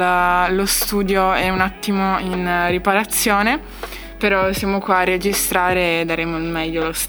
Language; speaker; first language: Italian; native; Italian